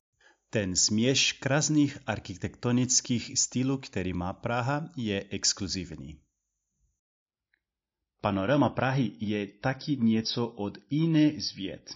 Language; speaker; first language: Czech; non-native, learner; Portuguese